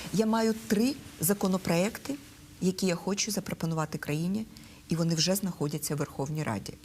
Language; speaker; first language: Ukrainian; non-native, local second language; Russian